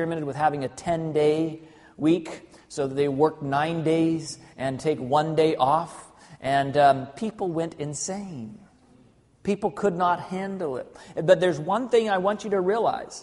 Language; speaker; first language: English; native; English